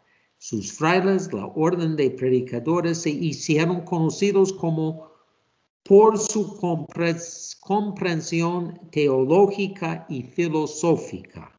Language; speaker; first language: Spanish; non-native, fluent; English